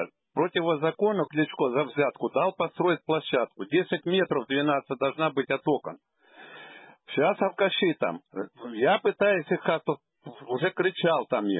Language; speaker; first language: Russian; native; Russian